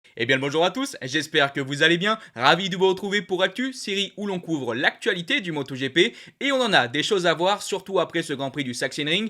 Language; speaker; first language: French; native; French